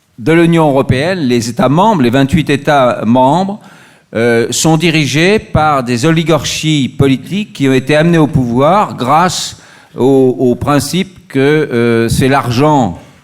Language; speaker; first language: French; native; French